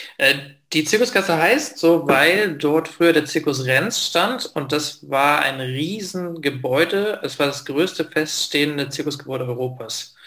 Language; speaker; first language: German; native; German